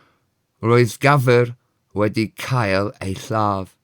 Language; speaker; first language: Welsh; non-native, fluent; English